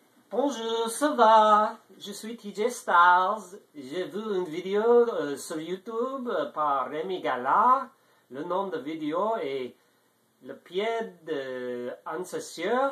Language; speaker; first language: French; non-native, learner; English